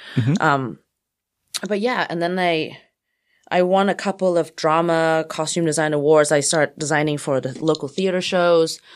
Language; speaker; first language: English; non-native, local second language; Cantonese